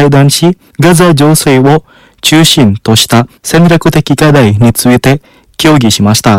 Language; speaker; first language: Japanese; non-native, fluent; Indonesian